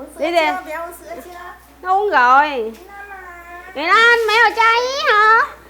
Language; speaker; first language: Chinese; non-native, fluent; Vietnamese